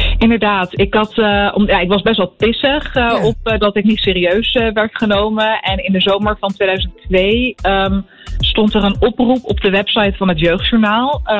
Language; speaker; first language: Dutch; early bilingual, other home language; Arabic